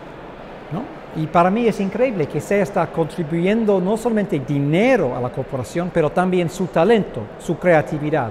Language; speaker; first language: Spanish; non-native, fluent; English